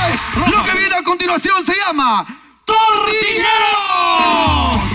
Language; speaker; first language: Spanish; native; Spanish